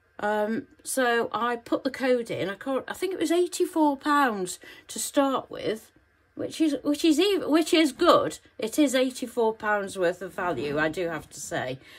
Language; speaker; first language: English; native; English